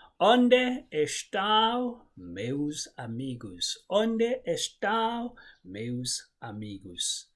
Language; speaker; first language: Portuguese; non-native, fluent; English